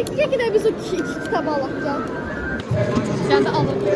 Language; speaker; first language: Turkish; non-native, learner; Azerbaijani